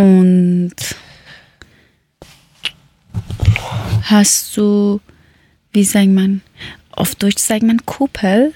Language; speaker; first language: German; non-native, learner; Persian